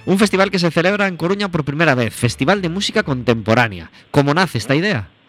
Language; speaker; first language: Spanish; native; Spanish